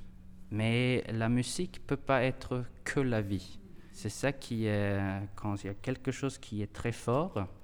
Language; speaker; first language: French; non-native, fluent; Swedish